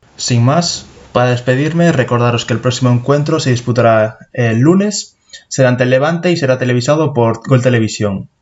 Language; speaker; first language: Spanish; native; Spanish